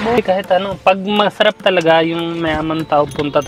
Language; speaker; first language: Filipino; non-native, learner; Punjabi